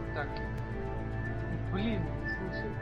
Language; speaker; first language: Russian; native; Russian